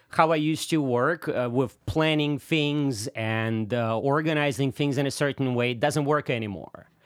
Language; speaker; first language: English; non-native, fluent; Russian